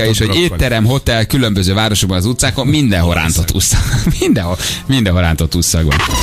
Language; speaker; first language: Hungarian; native; Hungarian